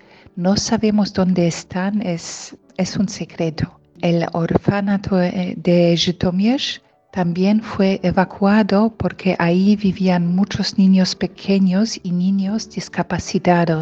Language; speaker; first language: Spanish; non-native, fluent; Polish